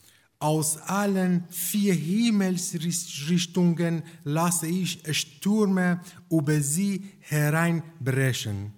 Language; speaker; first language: German; non-native, fluent; Persian